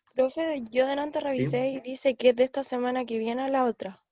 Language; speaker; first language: Spanish; native; Spanish